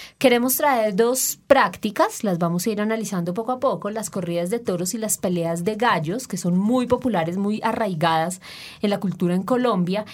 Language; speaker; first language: Spanish; native; Spanish